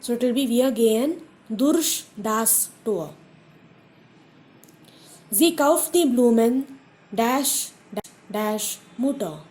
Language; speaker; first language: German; non-native, fluent; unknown